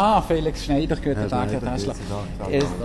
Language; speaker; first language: German; native; German